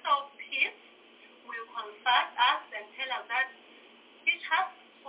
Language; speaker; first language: English; non-native, local second language; Southern Sotho